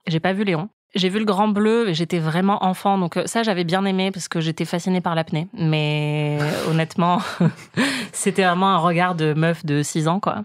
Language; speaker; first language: French; native; French